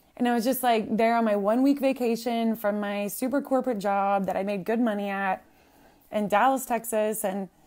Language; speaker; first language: English; native; English